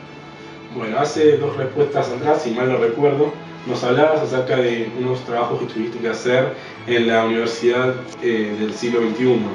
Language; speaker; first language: Spanish; native; Spanish